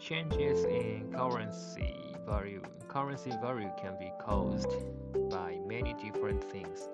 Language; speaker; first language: English; non-native, learner; Japanese